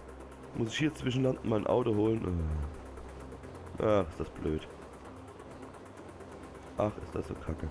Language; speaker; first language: German; native; German